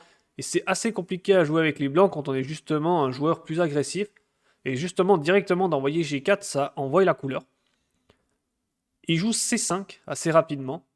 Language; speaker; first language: French; native; French